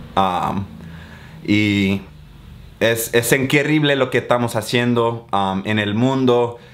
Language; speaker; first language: Spanish; non-native, fluent; English